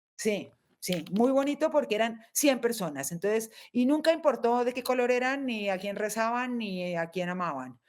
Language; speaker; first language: Spanish; native; Spanish